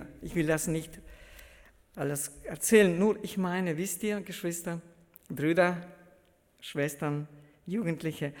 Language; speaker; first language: German; early bilingual, heritage; German